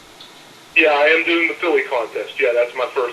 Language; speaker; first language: English; native; English